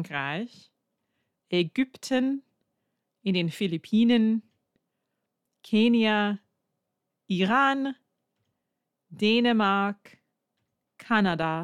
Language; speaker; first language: German; non-native, fluent; English